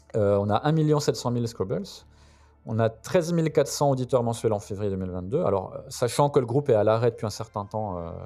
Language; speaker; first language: French; native; French